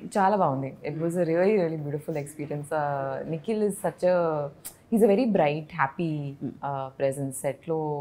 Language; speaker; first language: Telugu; non-native, learner; Kannada